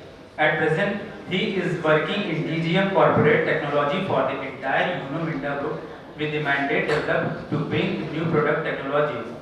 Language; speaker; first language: English; non-native, local second language; Hindi